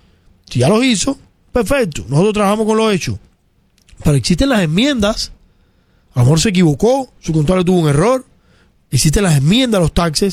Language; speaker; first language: Spanish; native; Spanish